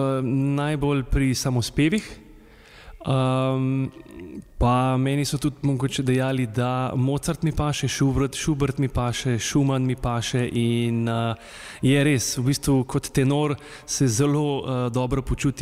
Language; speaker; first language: Slovenian; native; Slovenian